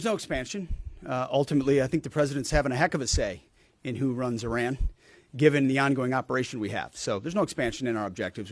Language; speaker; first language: English; native; English